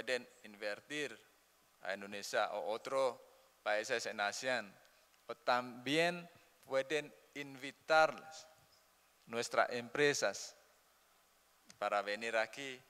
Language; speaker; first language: Spanish; non-native, learner; Indonesian